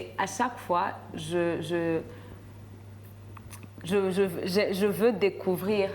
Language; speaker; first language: French; non-native, local second language; Rundi